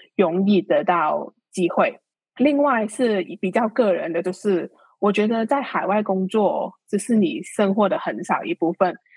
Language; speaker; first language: Chinese; non-native, local second language; Cantonese